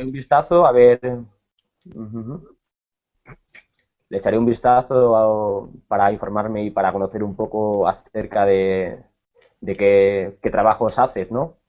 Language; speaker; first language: Spanish; native; Spanish